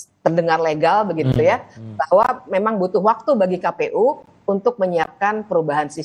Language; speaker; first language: Indonesian; native; Indonesian